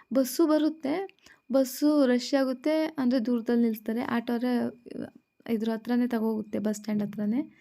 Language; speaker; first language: Kannada; native; Kannada